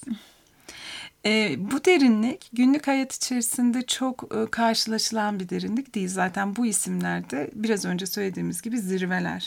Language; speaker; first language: Turkish; native; Turkish